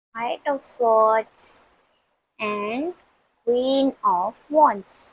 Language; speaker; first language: English; non-native, local second language; Tamil